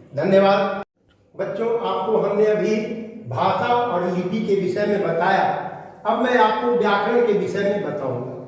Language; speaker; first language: Hindi; native; Hindi